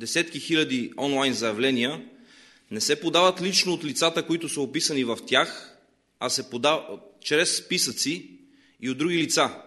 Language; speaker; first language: Bulgarian; native; Bulgarian